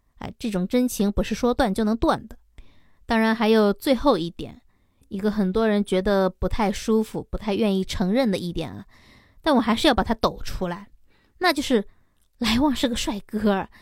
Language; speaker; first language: Chinese; native; Chinese